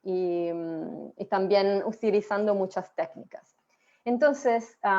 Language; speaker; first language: Spanish; non-native, fluent; Italian